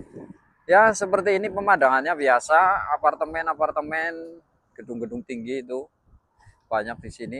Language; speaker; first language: Indonesian; non-native, local second language; Javanese